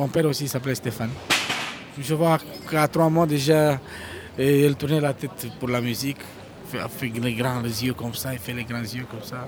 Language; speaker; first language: French; non-native, learner; Romanian